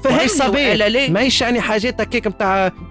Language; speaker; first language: Arabic; native; Arabic